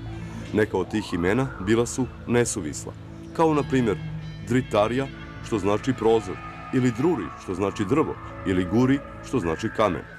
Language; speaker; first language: Bosnian; native; Bosnian